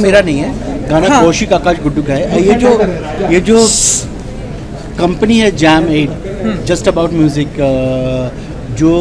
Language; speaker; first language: Hindi; non-native, local second language; Bangla